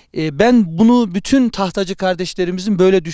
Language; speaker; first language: Turkish; native; Turkish